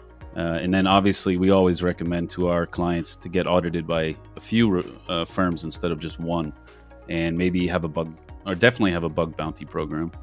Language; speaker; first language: English; native; English